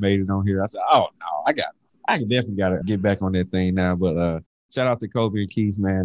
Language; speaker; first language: English; native; English